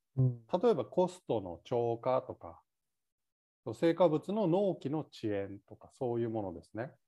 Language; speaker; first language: Japanese; native; Japanese